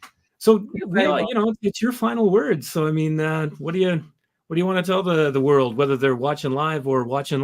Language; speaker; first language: English; native; English